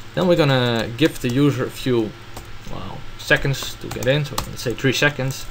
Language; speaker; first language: English; non-native, fluent; Dutch